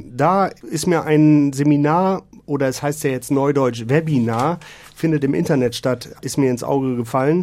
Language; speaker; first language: German; native; German